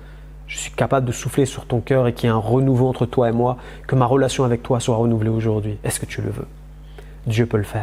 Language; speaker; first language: French; native; French